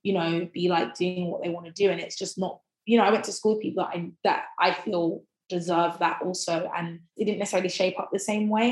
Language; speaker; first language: English; native; English